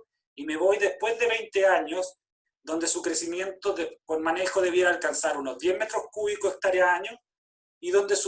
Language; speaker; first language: Spanish; native; Spanish